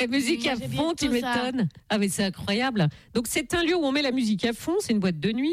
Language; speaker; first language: French; native; French